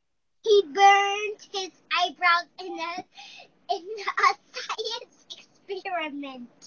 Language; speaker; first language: English; non-native, learner; Chinese